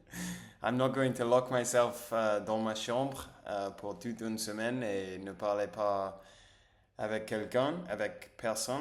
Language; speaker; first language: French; non-native, learner; English